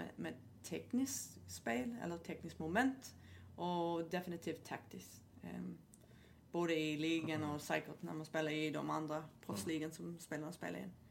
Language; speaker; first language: Swedish; non-native, fluent; English